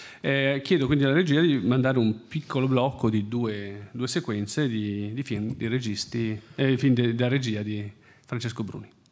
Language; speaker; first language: Italian; native; Italian